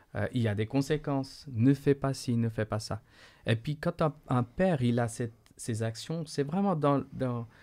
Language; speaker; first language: French; non-native, fluent; Portuguese